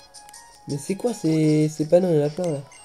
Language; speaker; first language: French; native; French